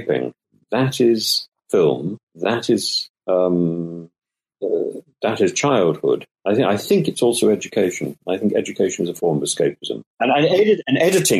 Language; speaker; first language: English; native; English